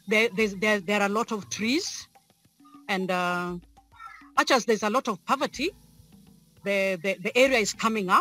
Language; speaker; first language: English; non-native, local second language; Luo (Kenya and Tanzania)